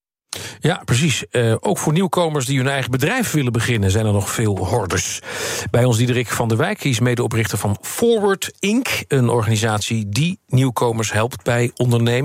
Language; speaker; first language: Dutch; native; Dutch